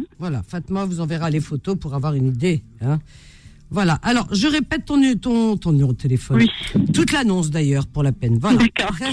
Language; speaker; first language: French; native; French